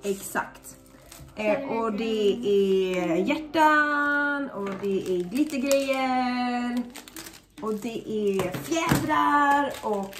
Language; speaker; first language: Swedish; native; Swedish